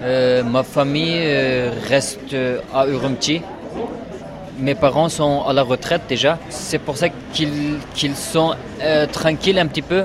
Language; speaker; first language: French; non-native, learner; Uyghur